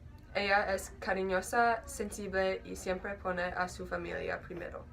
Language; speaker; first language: Spanish; non-native, learner; English